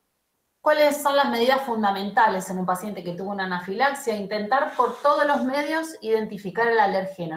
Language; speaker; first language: Spanish; native; Spanish